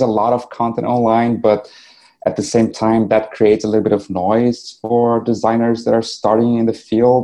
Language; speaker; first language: English; non-native, fluent; Portuguese